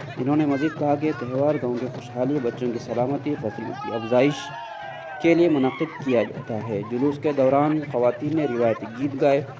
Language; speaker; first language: Urdu; native; Urdu